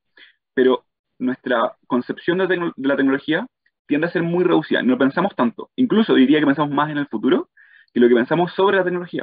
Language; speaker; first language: Spanish; native; Spanish